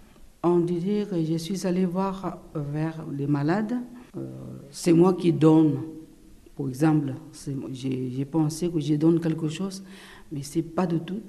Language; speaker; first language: French; non-native, learner; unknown